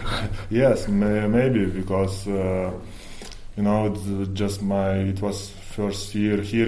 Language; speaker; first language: English; non-native, fluent; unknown